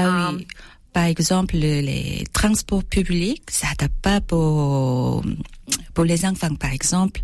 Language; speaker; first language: French; non-native, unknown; Korean